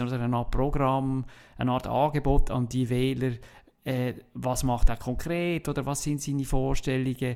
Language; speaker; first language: German; native; German